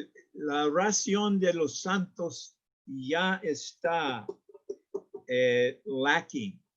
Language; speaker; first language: Spanish; non-native, learner; English